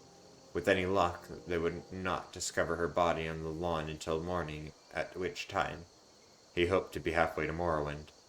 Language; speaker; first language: English; native; English